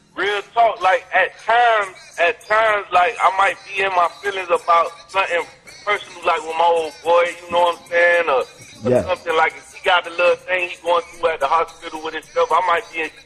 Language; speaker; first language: English; native; English